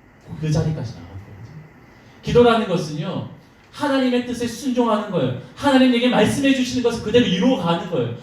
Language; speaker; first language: Korean; native; Korean